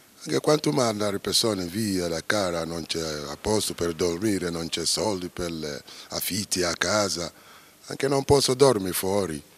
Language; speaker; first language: Italian; non-native, learner; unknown